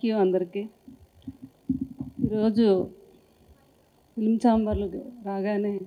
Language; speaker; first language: Telugu; native; Telugu